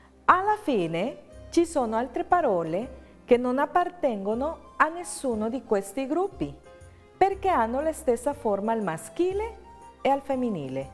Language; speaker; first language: Italian; non-native, fluent; Spanish